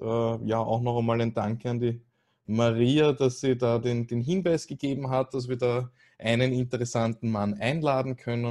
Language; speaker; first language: German; native; German